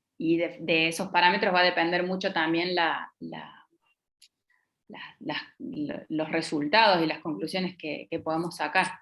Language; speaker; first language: Spanish; native; Spanish